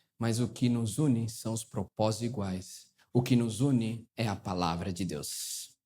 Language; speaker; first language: Portuguese; early bilingual, other home language; Spanish